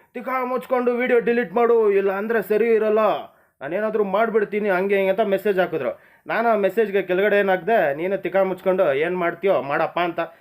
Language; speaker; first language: Kannada; non-native, local second language; Marathi